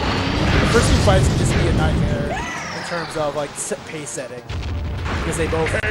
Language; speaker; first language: English; native; English